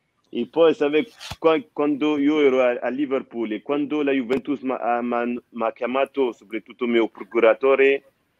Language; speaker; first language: Italian; non-native, fluent; French